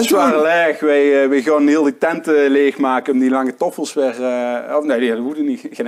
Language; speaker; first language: Dutch; native; Dutch